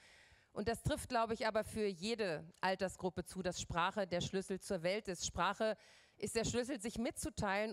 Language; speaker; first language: German; native; German